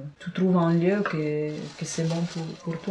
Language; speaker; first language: French; non-native, fluent; Italian